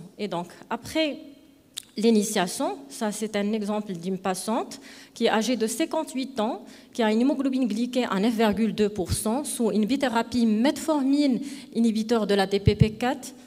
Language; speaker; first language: French; non-native, local second language; Arabic